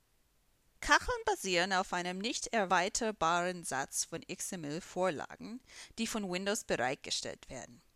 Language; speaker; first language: German; non-native, fluent; English